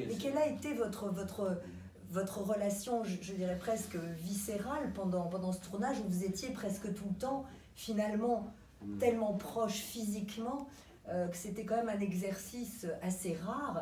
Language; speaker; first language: French; native; French